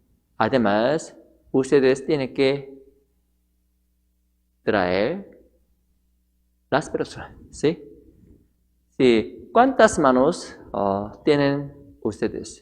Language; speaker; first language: Spanish; non-native, fluent; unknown